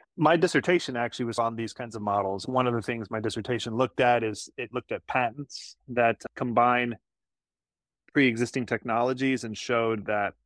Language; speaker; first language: English; native; English